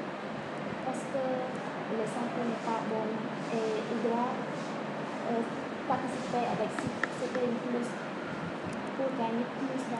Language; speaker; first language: French; non-native, learner; Khmer